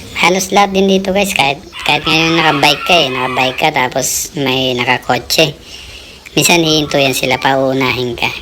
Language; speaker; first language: Filipino; native; Filipino